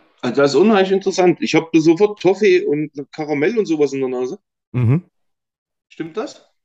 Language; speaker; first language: German; native; German